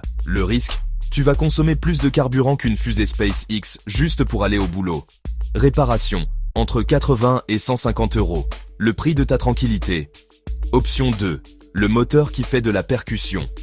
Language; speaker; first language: French; native; French